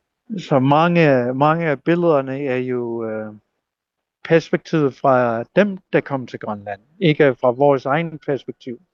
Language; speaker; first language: Danish; non-native, local second language; Kalaallisut